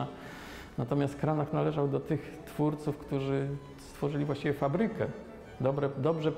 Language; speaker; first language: Polish; native; Polish